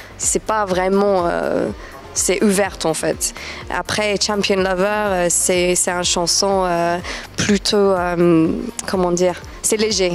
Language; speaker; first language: French; non-native, fluent; English